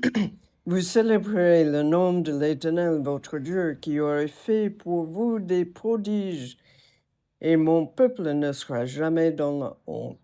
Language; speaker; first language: French; non-native, fluent; English